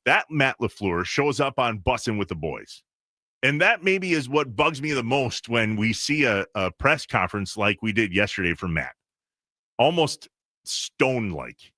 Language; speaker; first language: English; native; English